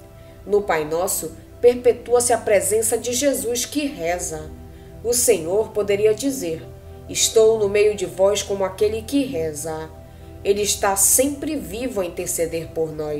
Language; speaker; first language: Portuguese; native; Portuguese